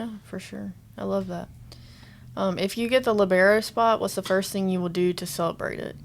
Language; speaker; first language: English; native; English